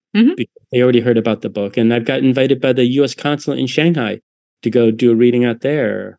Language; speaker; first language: English; native; English